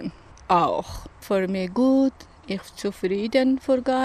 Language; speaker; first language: German; non-native, learner; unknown